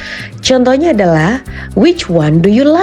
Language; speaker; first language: English; non-native, local second language; Indonesian